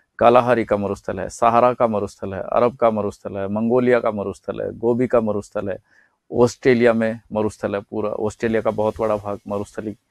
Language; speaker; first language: Hindi; native; Hindi